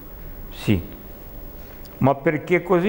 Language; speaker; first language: Italian; non-native, learner; Russian